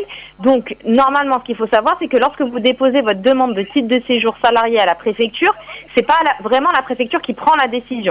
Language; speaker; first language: French; native; French